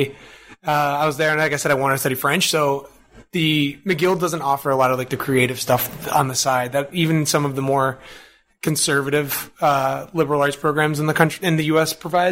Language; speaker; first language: English; native; English